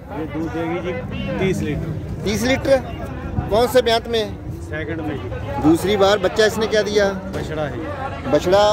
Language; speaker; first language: Hindi; non-native, local second language; Punjabi